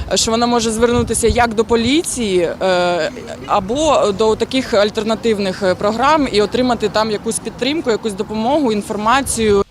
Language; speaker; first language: Ukrainian; native; Ukrainian